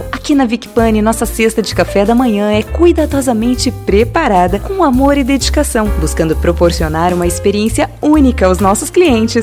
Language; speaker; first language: Portuguese; native; Portuguese